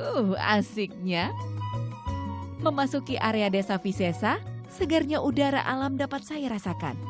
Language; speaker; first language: Indonesian; native; Indonesian